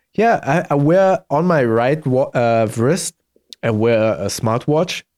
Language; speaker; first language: English; early bilingual, heritage; German